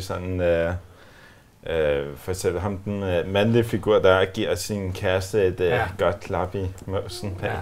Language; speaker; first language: Danish; native; Danish